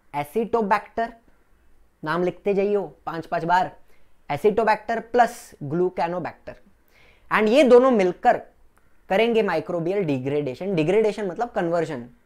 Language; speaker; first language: Hindi; non-native, local second language; Gujarati